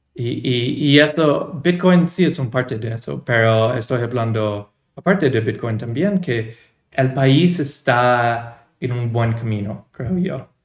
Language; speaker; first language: Spanish; non-native, fluent; English